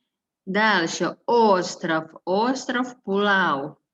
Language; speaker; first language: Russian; non-native, fluent; Indonesian